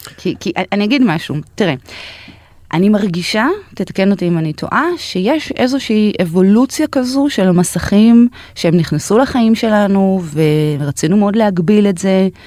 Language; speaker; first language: Hebrew; native; Hebrew